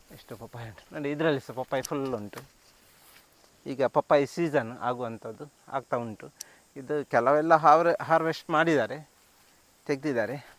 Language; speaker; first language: Kannada; non-native, local second language; Tulu